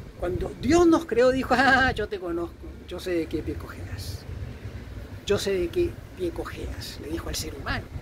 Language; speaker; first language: Spanish; native; Spanish